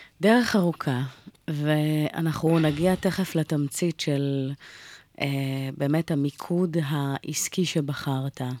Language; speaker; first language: Hebrew; native; Hebrew